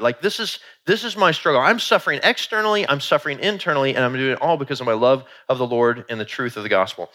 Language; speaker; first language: English; native; English